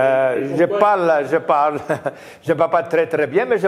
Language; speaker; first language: French; non-native, learner; Greek